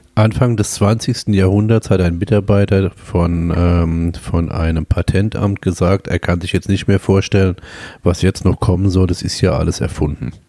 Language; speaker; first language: German; native; German